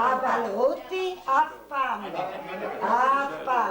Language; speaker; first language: Hebrew; non-native, fluent; Yiddish